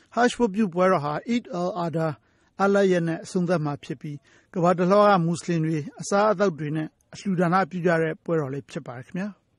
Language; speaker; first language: Burmese; native; Burmese